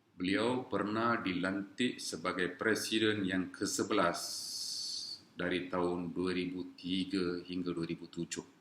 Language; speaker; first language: Malay; non-native, local second language; Tamil